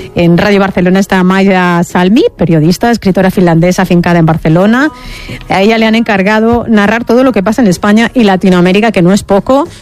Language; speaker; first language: Spanish; native; Spanish